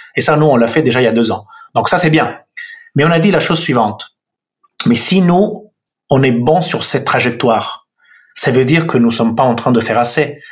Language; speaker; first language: French; non-native, fluent; Italian